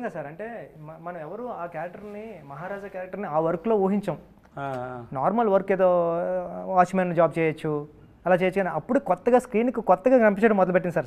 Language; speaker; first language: Telugu; native; Telugu